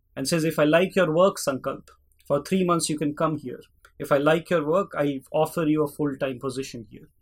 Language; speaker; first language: English; non-native, local second language; Hindi